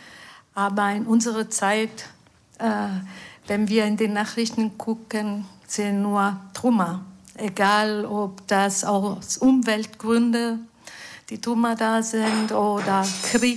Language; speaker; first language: German; non-native, fluent; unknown